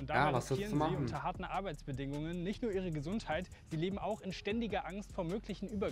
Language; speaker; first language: German; native; German